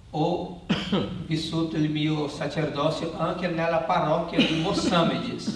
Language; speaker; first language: Italian; non-native, learner; Portuguese